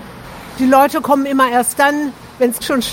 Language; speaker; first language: German; native; German